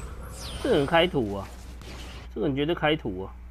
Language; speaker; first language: Chinese; native; Chinese